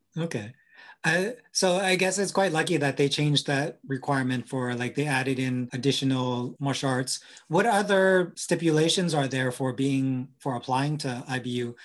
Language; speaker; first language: English; native; English